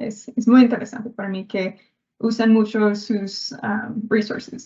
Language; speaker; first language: Spanish; non-native, learner; English